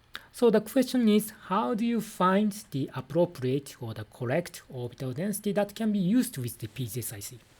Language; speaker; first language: English; non-native, fluent; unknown